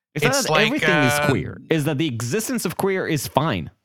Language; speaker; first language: English; non-native, fluent; Hebrew